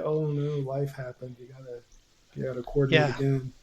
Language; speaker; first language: English; native; English